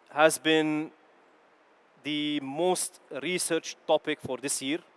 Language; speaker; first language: English; non-native, fluent; Arabic